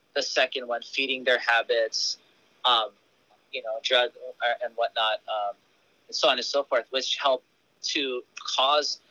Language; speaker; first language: English; native; English